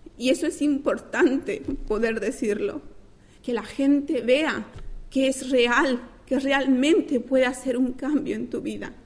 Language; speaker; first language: Spanish; native; Spanish